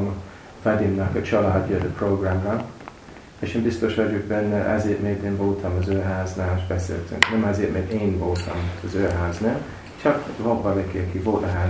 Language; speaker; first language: Hungarian; non-native, learner; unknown